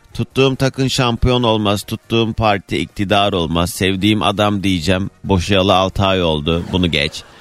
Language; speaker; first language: Turkish; native; Turkish